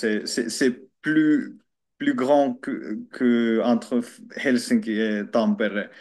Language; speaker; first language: French; non-native, learner; Finnish